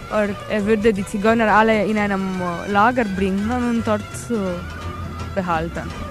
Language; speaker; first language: German; non-native, fluent; Romanian